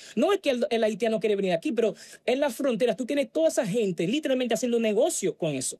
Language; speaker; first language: Spanish; non-native, fluent; Haitian Creole